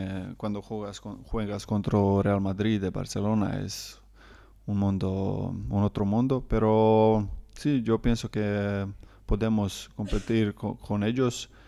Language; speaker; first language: Spanish; non-native, learner; Croatian